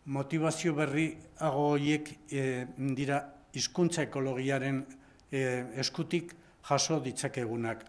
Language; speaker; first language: Basque; non-native, local second language; Spanish